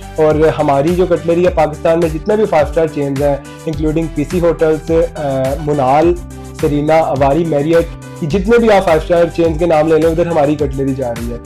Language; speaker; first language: Urdu; non-native, local second language; Punjabi